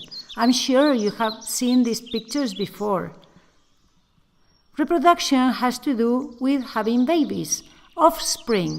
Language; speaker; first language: English; non-native, fluent; Spanish